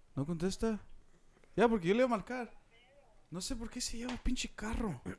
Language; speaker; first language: Spanish; early bilingual, heritage; Spanish